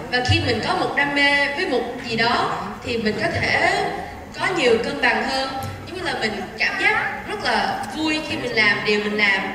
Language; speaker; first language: Vietnamese; early bilingual, heritage; Vietnamese